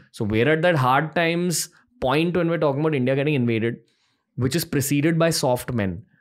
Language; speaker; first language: English; non-native, local second language; Hindi